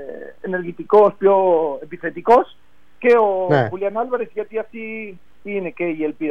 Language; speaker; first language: Greek; non-native, fluent; Spanish